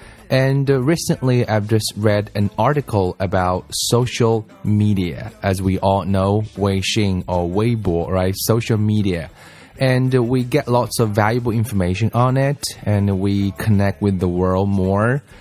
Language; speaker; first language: English; non-native, fluent; Chinese